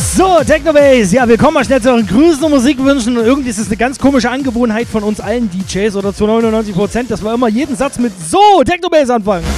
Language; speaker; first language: German; native; German